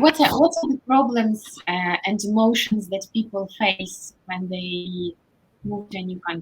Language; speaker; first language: English; non-native, fluent; Russian